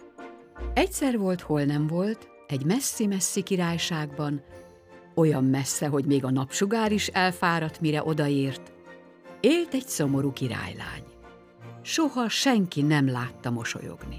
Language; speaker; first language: Hungarian; native; Hungarian